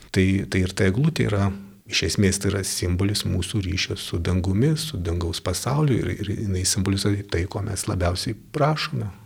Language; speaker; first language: Lithuanian; native; Lithuanian